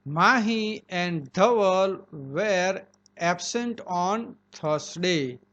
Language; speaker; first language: English; non-native, local second language; Gujarati